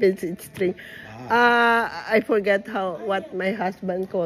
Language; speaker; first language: English; non-native, local second language; Filipino